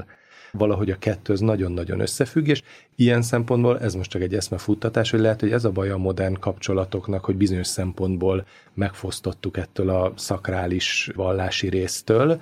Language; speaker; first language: Hungarian; native; Hungarian